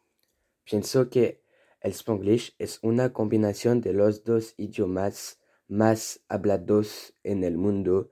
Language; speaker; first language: Spanish; non-native, learner; French